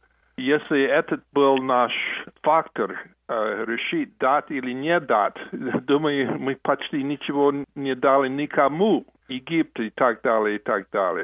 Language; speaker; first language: Russian; non-native, fluent; English